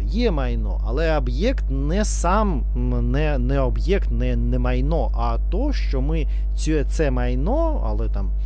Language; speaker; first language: Ukrainian; non-native, learner; Russian